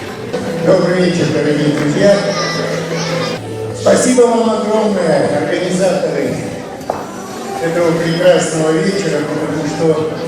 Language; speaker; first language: Russian; non-native, local second language; Azerbaijani